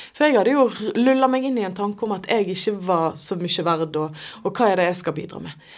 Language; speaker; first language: Norwegian; native; Norwegian